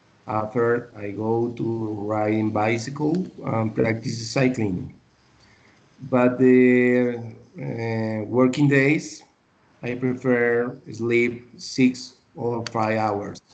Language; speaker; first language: English; non-native, learner; Spanish